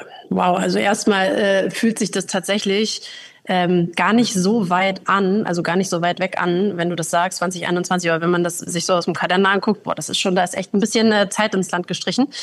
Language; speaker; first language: German; native; German